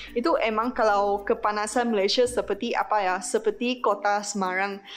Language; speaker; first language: Malay; non-native, local second language; Chinese